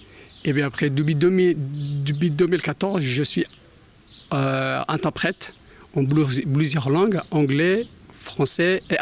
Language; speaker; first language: French; non-native, fluent; Somali